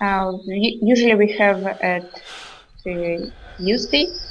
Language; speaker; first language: English; non-native, learner; Russian